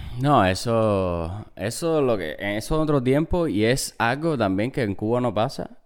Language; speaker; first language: Spanish; native; Spanish